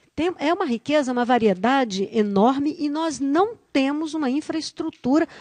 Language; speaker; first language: Portuguese; native; Portuguese